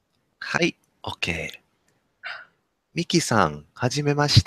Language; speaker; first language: Japanese; non-native, learner; English